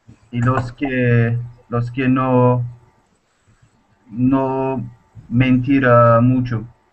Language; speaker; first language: Spanish; non-native, learner; Turkish